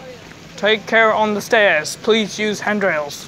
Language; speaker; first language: English; native; English